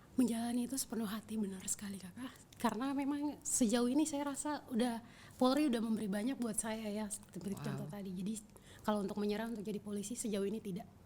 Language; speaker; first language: Indonesian; native; Indonesian